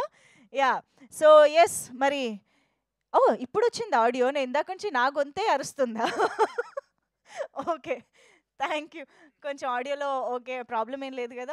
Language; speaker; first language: Telugu; native; Telugu